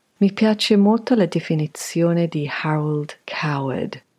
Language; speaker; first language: Italian; non-native, fluent; English